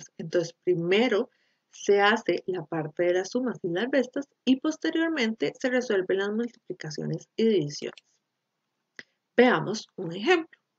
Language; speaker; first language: Spanish; native; Spanish